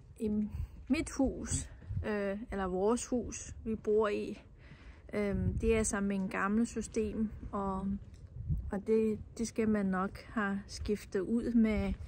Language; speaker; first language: Danish; non-native, learner; Chinese